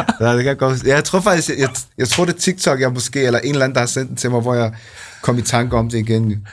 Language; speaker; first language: Danish; native; Danish